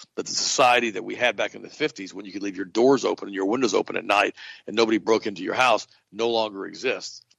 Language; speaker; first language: English; native; English